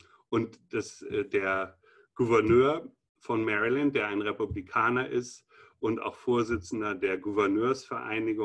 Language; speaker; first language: German; native; German